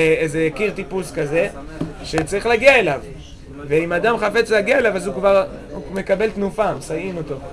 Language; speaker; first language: Hebrew; native; Hebrew